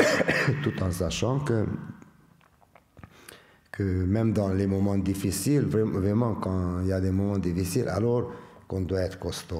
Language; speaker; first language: French; non-native, fluent; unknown